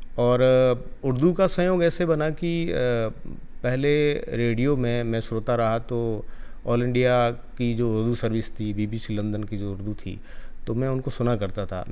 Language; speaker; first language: Hindi; non-native, local second language; Rajasthani